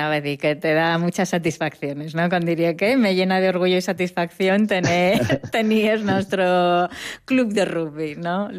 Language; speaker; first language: Catalan; native; Catalan